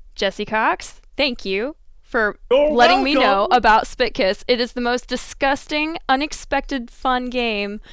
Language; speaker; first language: English; native; English